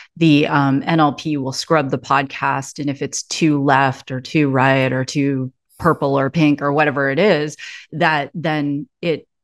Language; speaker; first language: English; native; English